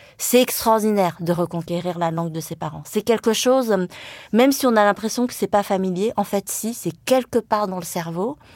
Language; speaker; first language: French; early bilingual, other home language; Vietnamese